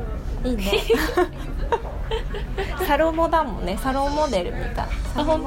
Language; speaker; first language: Japanese; native; Japanese